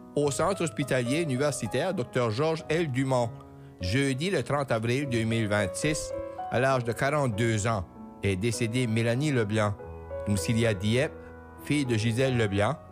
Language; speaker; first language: French; native; French